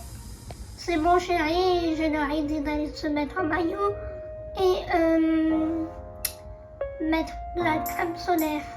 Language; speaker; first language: French; native; French